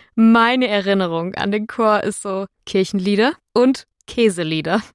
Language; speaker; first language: German; native; German